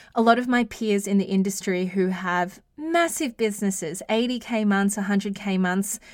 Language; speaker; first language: English; native; English